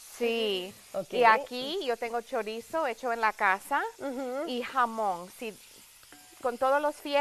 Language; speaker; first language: Spanish; early bilingual, heritage; English